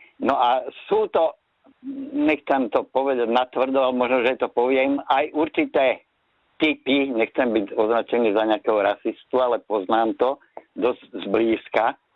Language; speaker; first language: Slovak; native; Slovak